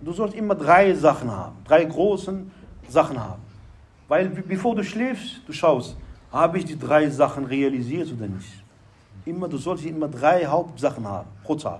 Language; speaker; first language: German; non-native, fluent; Arabic